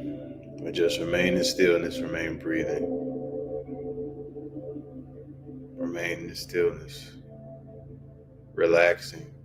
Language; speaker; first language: English; native; English